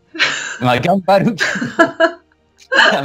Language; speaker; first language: Japanese; non-native, learner; French